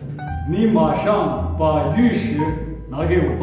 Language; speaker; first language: Chinese; non-native, learner; Uyghur